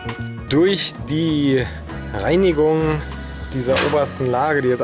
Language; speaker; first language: German; native; German